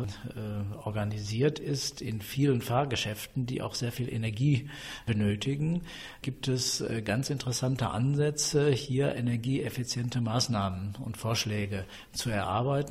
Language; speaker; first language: German; native; German